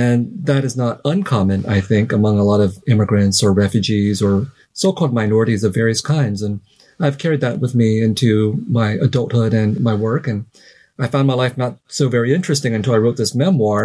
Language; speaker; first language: English; native; English